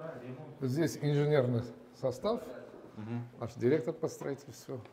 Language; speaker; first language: Russian; non-native, local second language; Uzbek